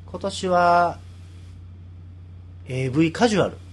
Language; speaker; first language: Japanese; native; Japanese